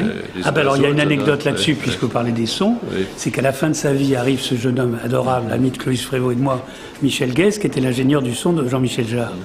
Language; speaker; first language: French; native; French